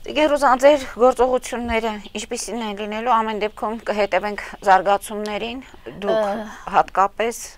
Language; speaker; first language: Armenian; native; Armenian